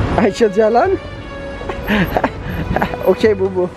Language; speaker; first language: Indonesian; non-native, learner; Turkish